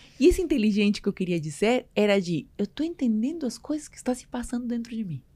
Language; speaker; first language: Portuguese; non-native, fluent; Spanish